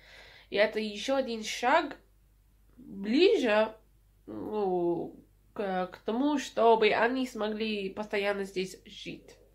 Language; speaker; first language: Russian; non-native, fluent; English